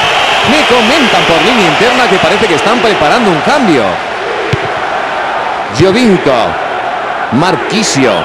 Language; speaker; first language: Spanish; native; Spanish